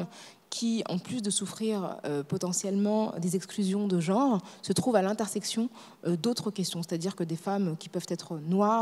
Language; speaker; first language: French; native; French